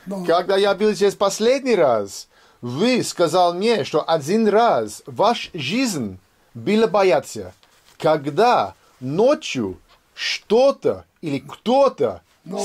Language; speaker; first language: Russian; non-native, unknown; English